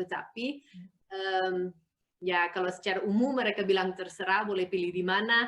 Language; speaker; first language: Indonesian; non-native, fluent; Dutch